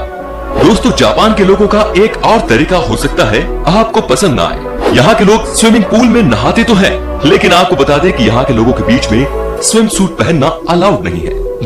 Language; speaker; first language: Hindi; native; Hindi